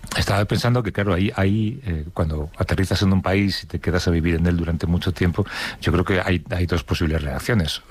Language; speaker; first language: Spanish; native; Spanish